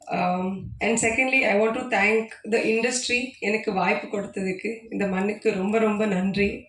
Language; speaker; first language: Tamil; non-native, fluent; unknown